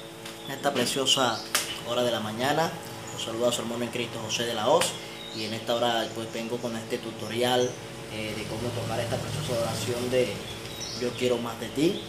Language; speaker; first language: Spanish; native; Spanish